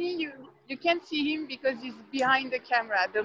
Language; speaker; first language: English; non-native, fluent; French